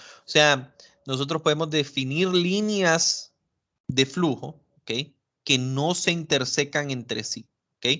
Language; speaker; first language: Spanish; native; Spanish